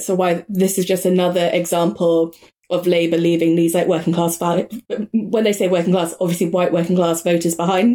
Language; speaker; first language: English; native; English